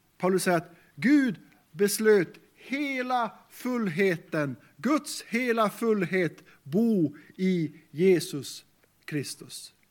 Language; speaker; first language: Swedish; non-native, local second language; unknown